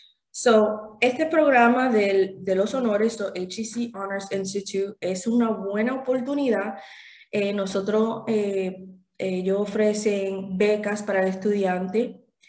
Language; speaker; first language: Spanish; early bilingual, heritage; Spanish